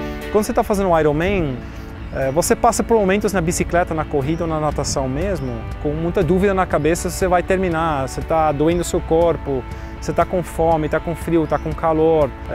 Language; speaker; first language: Portuguese; non-native, fluent; Dutch